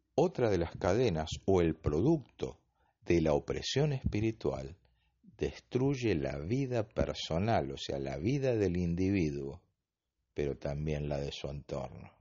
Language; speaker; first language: Spanish; native; Spanish